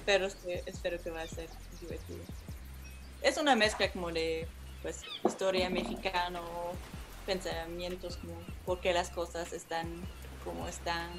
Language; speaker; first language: Spanish; non-native, fluent; German